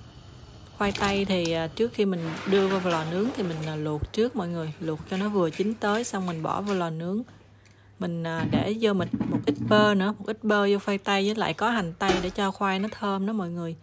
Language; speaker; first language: Vietnamese; native; Vietnamese